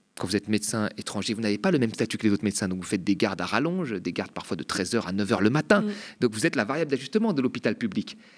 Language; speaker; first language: French; native; French